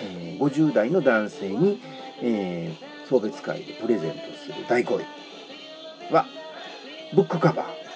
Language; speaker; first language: Japanese; native; Japanese